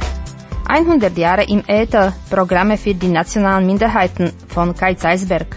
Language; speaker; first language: German; non-native, fluent; Slovak